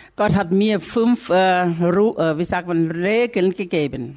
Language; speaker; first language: German; non-native, learner; Thai